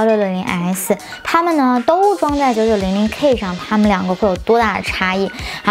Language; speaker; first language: Chinese; native; Chinese